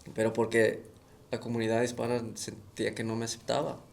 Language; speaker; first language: Spanish; early bilingual, other home language; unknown